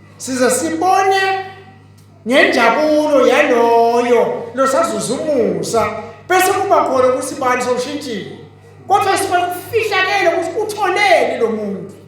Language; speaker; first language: Zulu; non-native, local second language; Swati